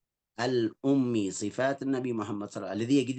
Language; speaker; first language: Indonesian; non-native, fluent; Arabic